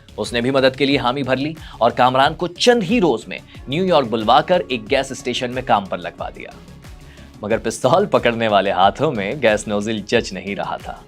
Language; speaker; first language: Urdu; native; Urdu